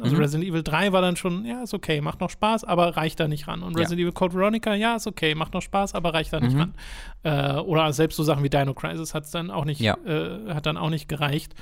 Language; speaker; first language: German; native; German